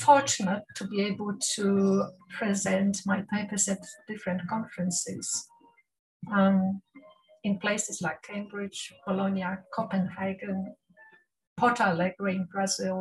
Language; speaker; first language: English; non-native, fluent; Polish